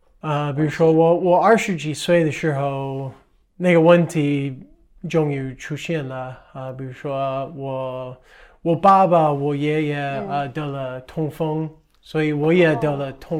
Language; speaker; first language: Chinese; non-native, fluent; English